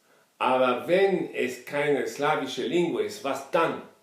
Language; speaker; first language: German; non-native, fluent; Portuguese